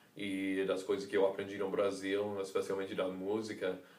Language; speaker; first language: Portuguese; non-native, fluent; English